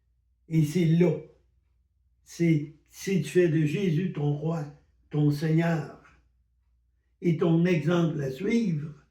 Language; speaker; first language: French; native; French